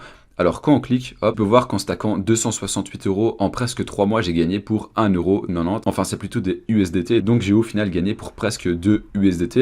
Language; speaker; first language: French; native; French